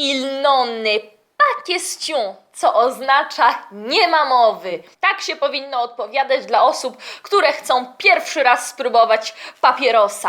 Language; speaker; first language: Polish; early bilingual, heritage; Polish